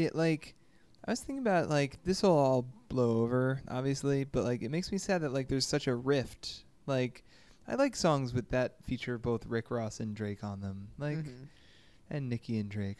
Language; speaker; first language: English; native; English